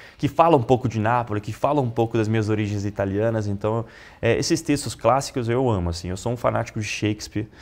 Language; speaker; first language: Portuguese; non-native, fluent; Italian